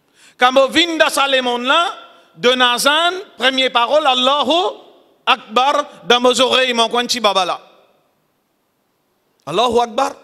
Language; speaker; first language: French; non-native, local second language; Morisyen